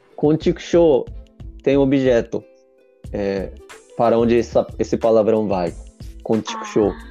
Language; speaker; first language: Portuguese; non-native, fluent; Japanese